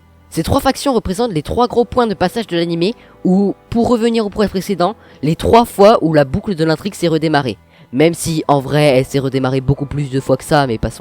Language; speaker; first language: French; native; French